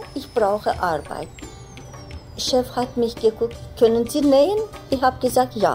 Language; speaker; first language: German; non-native, learner; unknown